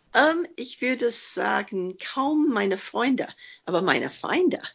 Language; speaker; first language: German; non-native, fluent; English